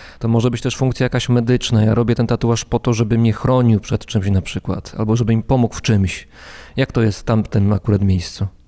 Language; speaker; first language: Polish; native; Polish